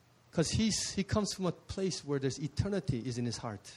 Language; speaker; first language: English; early bilingual, other home language; Korean